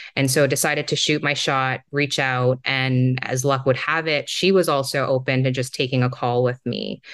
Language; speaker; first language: English; native; English